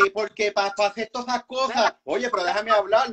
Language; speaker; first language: Spanish; native; Spanish